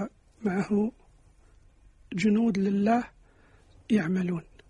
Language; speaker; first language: Arabic; native; Arabic